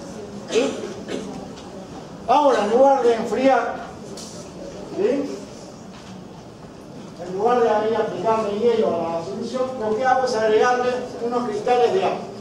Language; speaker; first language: Spanish; native; Spanish